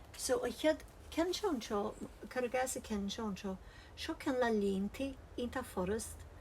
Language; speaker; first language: Irish; native; Irish